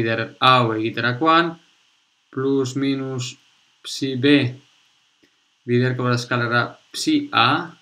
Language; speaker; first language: Basque; non-native, local second language; Spanish